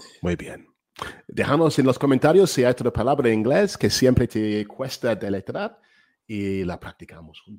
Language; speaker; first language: Spanish; non-native, fluent; English